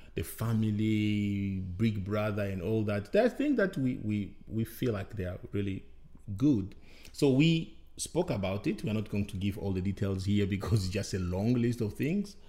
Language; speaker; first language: English; non-native, fluent; Bembe